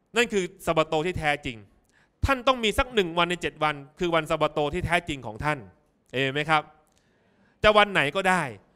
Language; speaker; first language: Thai; native; Thai